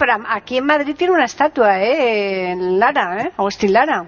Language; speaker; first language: Spanish; native; Spanish